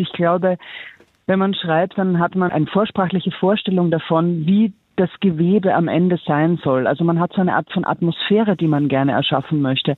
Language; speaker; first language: German; native; German